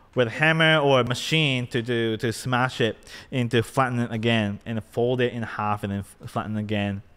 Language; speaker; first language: English; non-native, fluent; Japanese